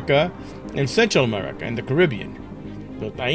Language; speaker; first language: English; early bilingual, other home language; Spanish